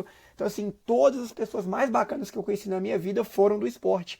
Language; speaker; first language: Portuguese; native; Portuguese